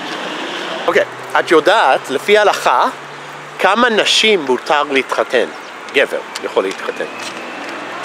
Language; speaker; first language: Hebrew; non-native, fluent; English